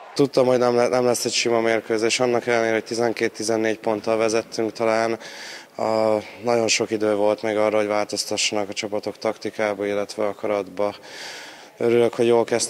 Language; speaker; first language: Hungarian; native; Hungarian